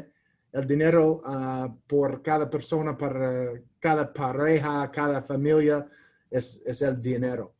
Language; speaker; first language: Spanish; non-native, learner; English